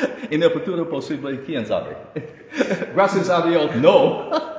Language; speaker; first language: Spanish; non-native, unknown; English